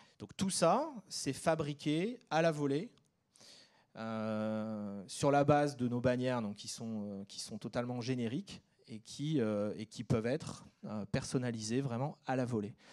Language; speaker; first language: French; native; French